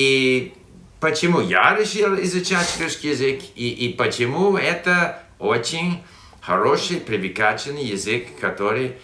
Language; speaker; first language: Russian; non-native, fluent; English